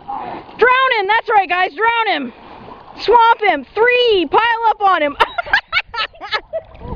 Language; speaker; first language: English; native; English